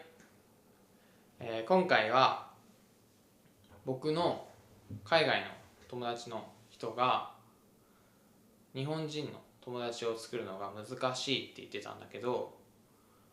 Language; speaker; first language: Japanese; native; Japanese